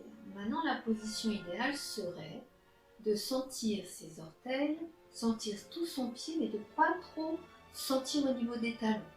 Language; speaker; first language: French; native; French